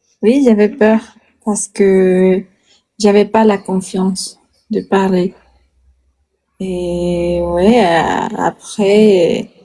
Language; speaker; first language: French; non-native, learner; Spanish